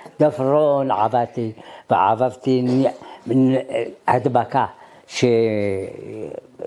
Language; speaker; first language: Hebrew; early bilingual, other home language; Arabic